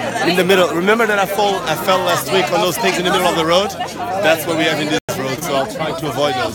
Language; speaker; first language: English; non-native, fluent; Portuguese